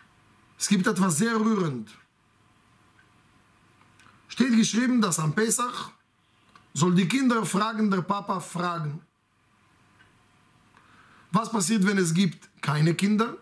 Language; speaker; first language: German; non-native, fluent; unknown